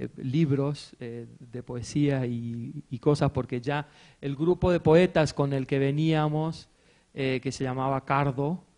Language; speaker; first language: Spanish; native; Spanish